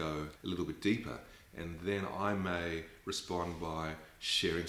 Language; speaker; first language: English; native; English